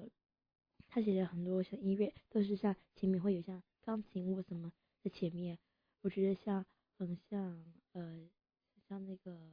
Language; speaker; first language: Chinese; early bilingual, heritage; English